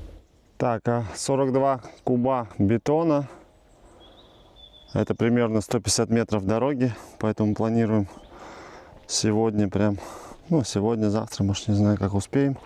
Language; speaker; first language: Russian; native; Russian